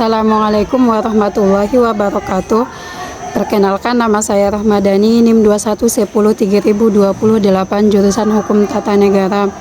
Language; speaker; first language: Indonesian; native; Indonesian